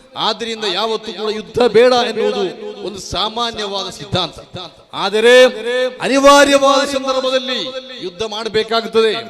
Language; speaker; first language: Kannada; non-native, local second language; Badaga